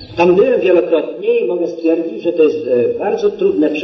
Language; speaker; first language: Polish; native; Polish